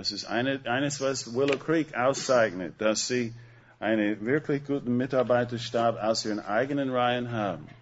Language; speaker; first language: German; non-native, fluent; English